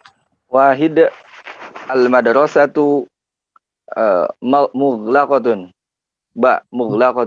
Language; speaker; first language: Arabic; non-native, learner; Indonesian